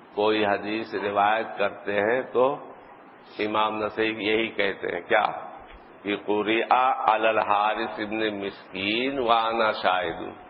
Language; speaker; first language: Urdu; native; Urdu